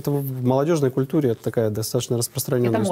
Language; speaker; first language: Russian; native; Russian